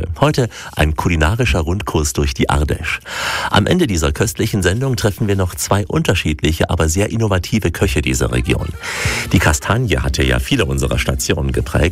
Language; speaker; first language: German; native; German